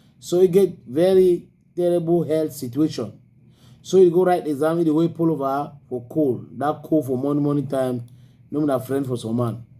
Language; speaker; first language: Nigerian Pidgin; native; Nigerian Pidgin